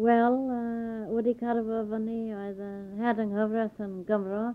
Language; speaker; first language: Welsh; early bilingual, heritage; Welsh